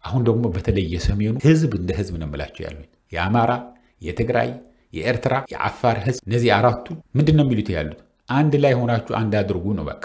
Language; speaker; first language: Amharic; non-native, local second language; Tigrinya